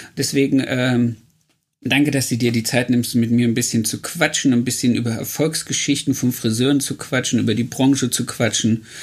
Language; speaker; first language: German; native; German